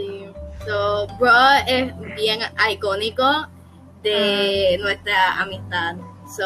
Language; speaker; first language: Spanish; early bilingual, heritage; Spanish